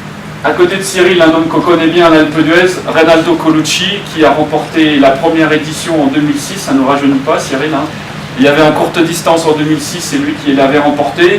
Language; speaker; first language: French; native; French